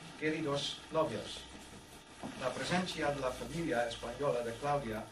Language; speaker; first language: Spanish; non-native, learner; Dutch